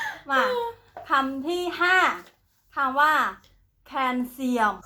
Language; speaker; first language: Thai; non-native, fluent; Khmer